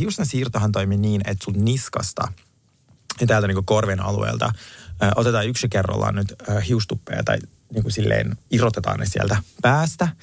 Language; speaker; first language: Finnish; native; Finnish